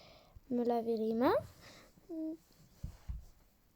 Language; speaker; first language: French; native; French